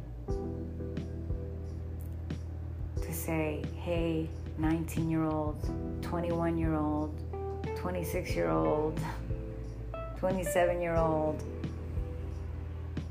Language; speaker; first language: English; native; English